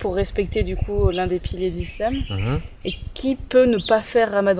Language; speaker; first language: French; native; French